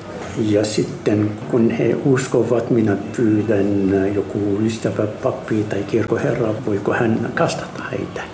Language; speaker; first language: Finnish; non-native, learner; Arabic